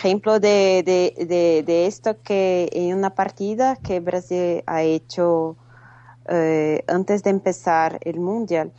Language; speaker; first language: Spanish; non-native, fluent; Portuguese